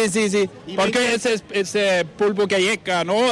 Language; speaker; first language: Spanish; non-native, learner; Danish